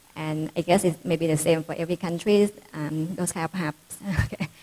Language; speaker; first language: English; non-native, fluent; Thai